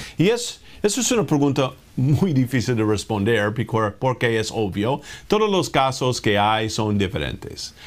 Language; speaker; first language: Spanish; non-native, fluent; English